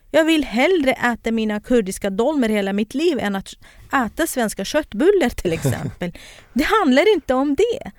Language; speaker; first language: Swedish; non-native, fluent; Kurdish